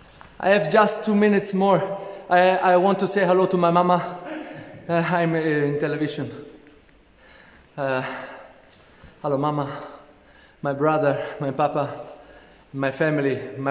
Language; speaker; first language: English; non-native, learner; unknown